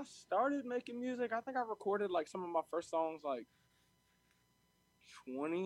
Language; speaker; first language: English; native; English